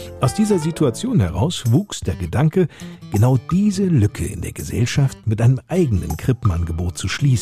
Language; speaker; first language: German; native; German